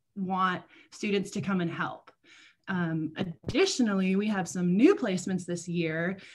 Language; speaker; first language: English; native; English